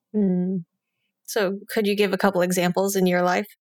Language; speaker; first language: English; native; English